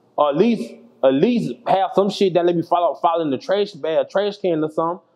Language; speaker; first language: English; native; English